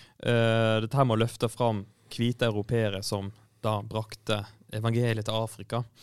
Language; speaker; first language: Norwegian; native; Norwegian